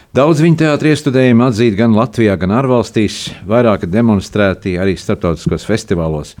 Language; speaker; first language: Latvian; native; Latvian